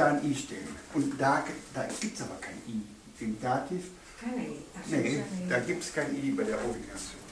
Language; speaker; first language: German; native; German